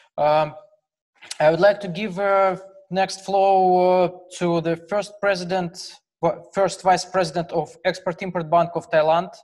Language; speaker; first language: English; non-native, fluent; Russian